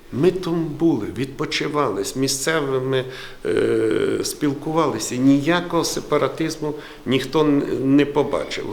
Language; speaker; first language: Ukrainian; native; Ukrainian